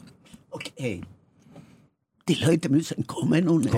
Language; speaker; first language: German; non-native, learner; Spanish